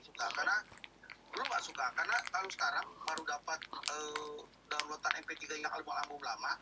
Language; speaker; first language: Indonesian; native; Indonesian